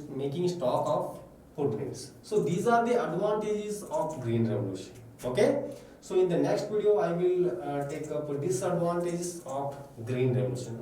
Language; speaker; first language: English; non-native, local second language; Kannada